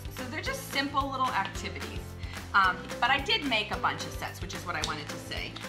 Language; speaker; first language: English; native; English